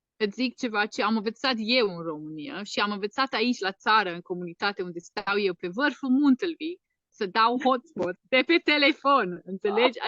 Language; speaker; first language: Romanian; non-native, fluent; English